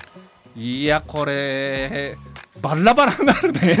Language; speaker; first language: Japanese; native; Japanese